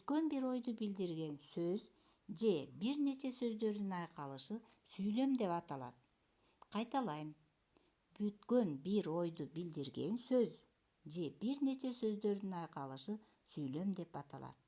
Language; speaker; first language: Kyrgyz; native; Kyrgyz